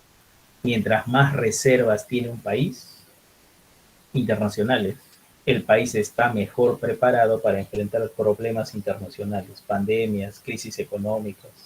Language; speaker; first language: Spanish; native; Spanish